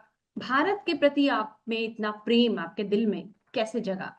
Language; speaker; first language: Hindi; native; Hindi